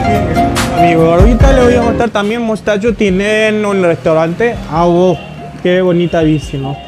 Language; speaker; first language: Spanish; non-native, fluent; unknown